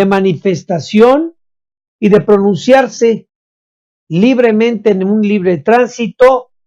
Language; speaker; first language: Spanish; native; Spanish